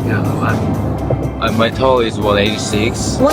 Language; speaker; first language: English; non-native, learner; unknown